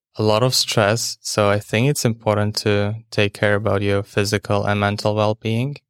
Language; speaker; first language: English; non-native, fluent; Ukrainian